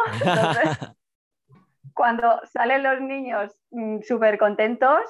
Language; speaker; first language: Spanish; native; Spanish